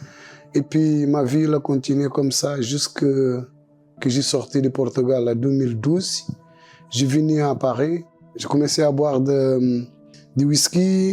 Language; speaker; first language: French; non-native, local second language; Portuguese